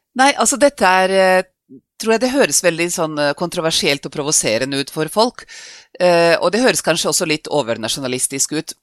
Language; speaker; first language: Norwegian; non-native, fluent; Serbian